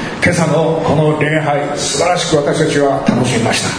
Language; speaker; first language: Japanese; native; Japanese